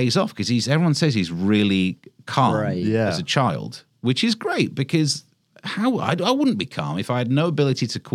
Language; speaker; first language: English; native; English